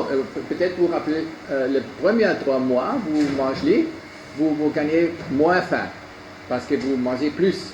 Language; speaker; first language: French; non-native, learner; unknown